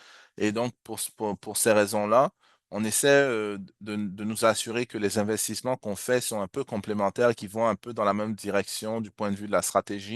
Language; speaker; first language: French; native; French